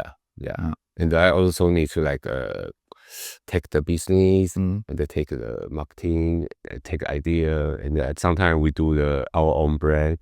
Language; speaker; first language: English; non-native, learner; Chinese